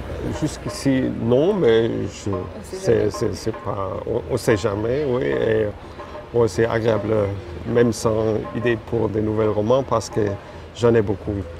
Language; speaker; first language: French; non-native, fluent; German